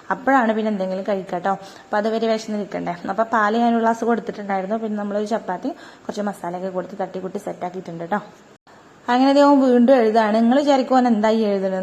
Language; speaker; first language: Malayalam; native; Malayalam